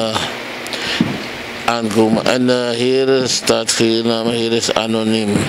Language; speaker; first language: Dutch; non-native, local second language; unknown